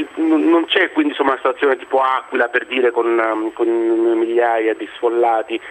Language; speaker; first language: Italian; non-native, fluent; Greek